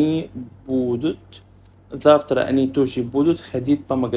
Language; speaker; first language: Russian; non-native, fluent; Arabic